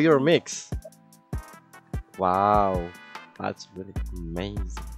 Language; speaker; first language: English; non-native, learner; Indonesian